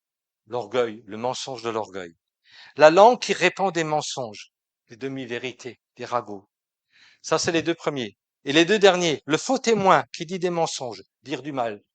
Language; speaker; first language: French; native; French